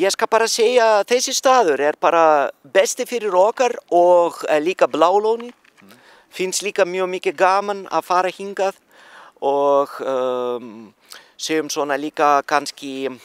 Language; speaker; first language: Icelandic; non-native, learner; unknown